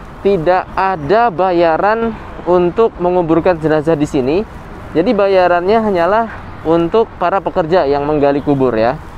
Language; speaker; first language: Indonesian; native; Indonesian